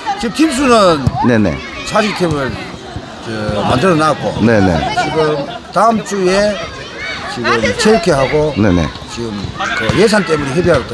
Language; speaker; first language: Korean; native; Korean